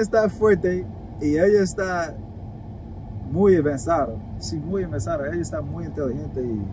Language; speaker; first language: Spanish; non-native, learner; English